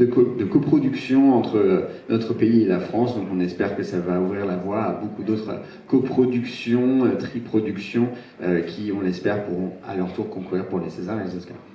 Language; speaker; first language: French; native; French